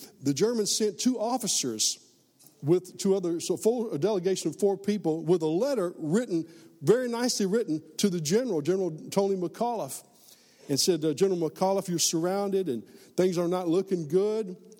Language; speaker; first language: English; native; English